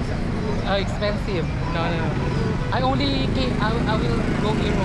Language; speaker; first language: English; non-native, learner; Filipino